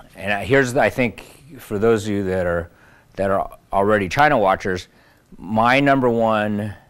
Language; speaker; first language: English; native; English